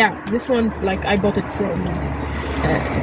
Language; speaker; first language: English; non-native, fluent; Arabic